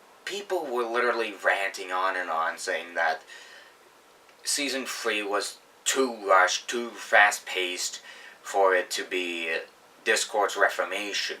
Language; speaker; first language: English; native; English